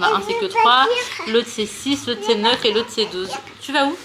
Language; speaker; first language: French; native; French